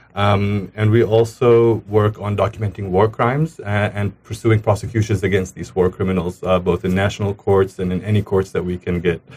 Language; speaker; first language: English; early bilingual, other home language; Arabic